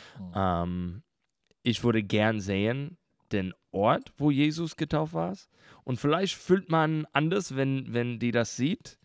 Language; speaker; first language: German; non-native, learner; English